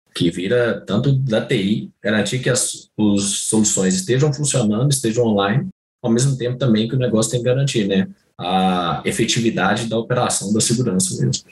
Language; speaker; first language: Portuguese; native; Portuguese